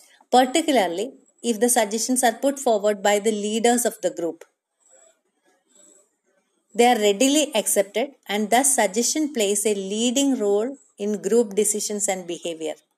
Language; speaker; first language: English; non-native, local second language; Malayalam